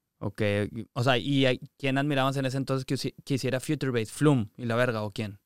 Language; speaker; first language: Spanish; native; Spanish